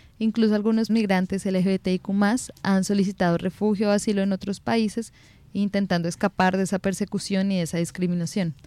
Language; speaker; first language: Spanish; native; Spanish